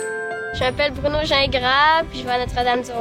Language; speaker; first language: French; native; French